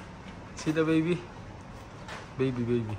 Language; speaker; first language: English; non-native, local second language; Filipino